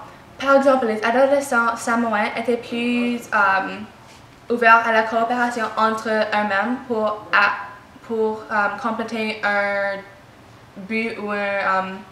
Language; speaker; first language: French; non-native, learner; English